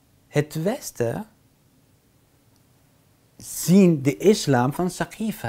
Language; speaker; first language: Dutch; non-native, fluent; Arabic